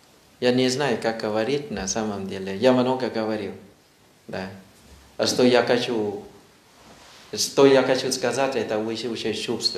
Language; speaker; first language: Russian; non-native, learner; Thai